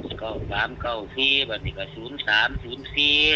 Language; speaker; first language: Thai; non-native, local second language; Lao